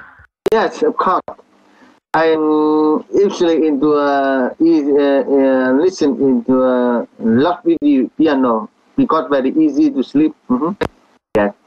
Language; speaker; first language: English; non-native, learner; Vietnamese